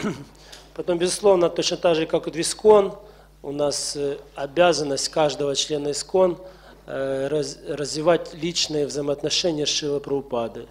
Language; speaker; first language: Russian; native; Russian